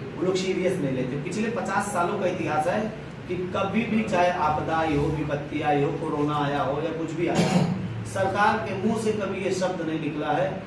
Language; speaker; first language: Hindi; native; Hindi